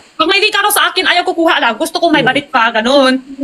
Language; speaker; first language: Filipino; non-native, learner; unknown